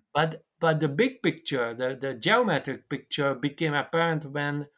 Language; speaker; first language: English; non-native, fluent; Hungarian